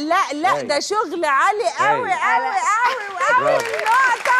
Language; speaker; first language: Arabic; native; Arabic